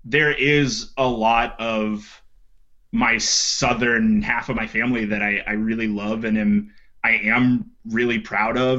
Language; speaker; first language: English; native; English